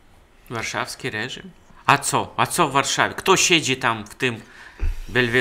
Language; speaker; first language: Polish; non-native, fluent; Russian